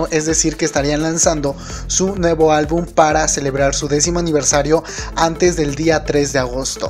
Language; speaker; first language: Spanish; native; Spanish